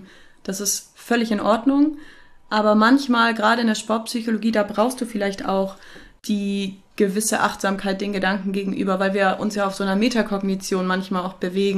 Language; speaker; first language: German; native; German